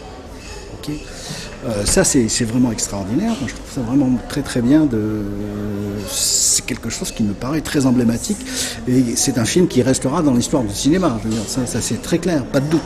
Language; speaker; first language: French; native; French